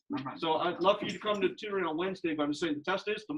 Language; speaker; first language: English; native; English